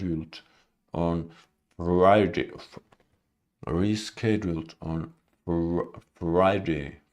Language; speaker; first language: English; non-native, learner; Russian